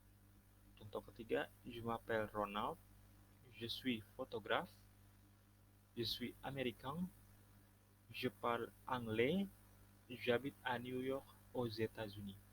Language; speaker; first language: French; non-native, fluent; Indonesian